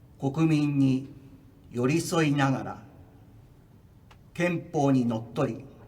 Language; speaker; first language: Japanese; native; Japanese